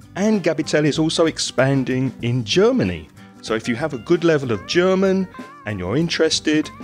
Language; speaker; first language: English; native; English